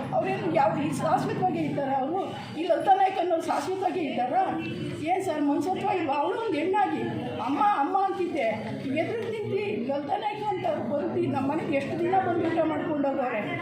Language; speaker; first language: Kannada; native; Kannada